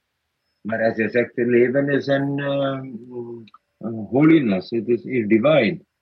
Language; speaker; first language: Dutch; non-native, fluent; Malayalam